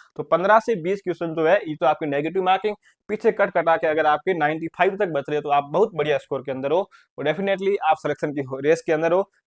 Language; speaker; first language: Hindi; native; Hindi